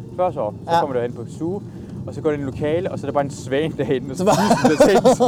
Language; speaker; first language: Danish; early bilingual, other home language; Persian